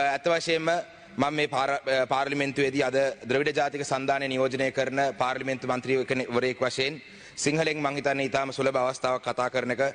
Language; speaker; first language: Sinhala; non-native, local second language; Tamil